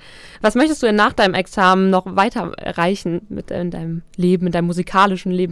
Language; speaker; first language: German; native; German